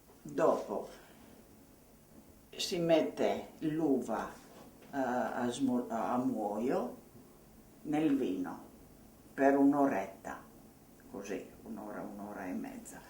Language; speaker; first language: Italian; non-native, local second language; Slovenian